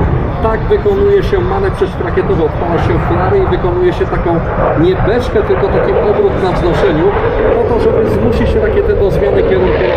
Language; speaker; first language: Polish; native; Polish